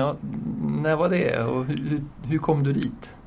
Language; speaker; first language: Swedish; native; Swedish